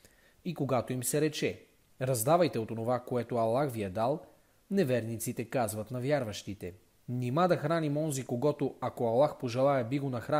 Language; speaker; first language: Bulgarian; native; Bulgarian